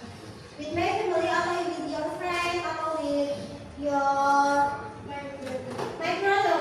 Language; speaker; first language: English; non-native, learner; Indonesian